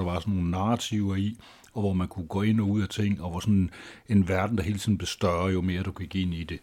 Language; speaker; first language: Danish; native; Danish